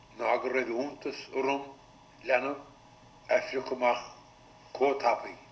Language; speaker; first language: Irish; native; Irish